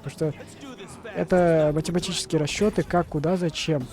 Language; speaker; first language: Russian; native; Russian